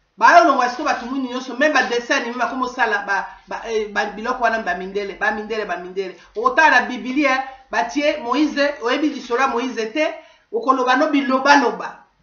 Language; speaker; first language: Lingala; non-native, local second language; Kongo